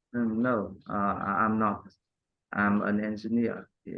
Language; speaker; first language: English; non-native, learner; Vietnamese